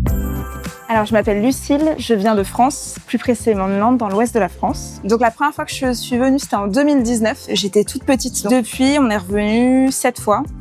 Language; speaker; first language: French; native; French